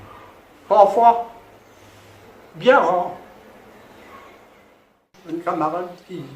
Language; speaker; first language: French; non-native, local second language; Morisyen